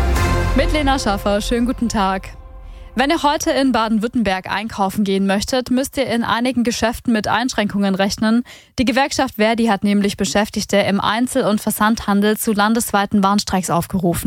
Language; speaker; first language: German; native; German